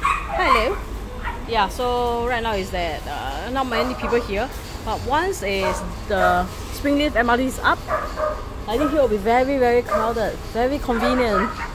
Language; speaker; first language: English; non-native, local second language; Chinese